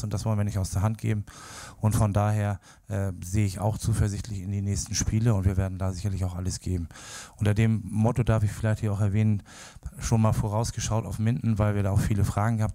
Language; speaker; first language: German; native; German